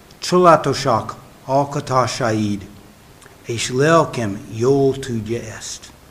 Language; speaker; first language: Hungarian; non-native, fluent; English